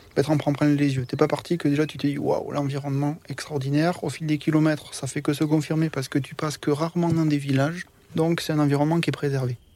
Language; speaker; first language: French; native; French